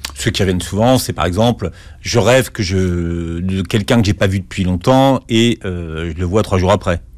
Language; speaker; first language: French; native; French